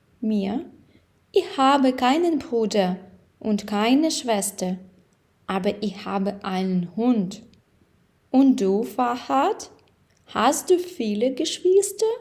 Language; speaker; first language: German; non-native, fluent; Ukrainian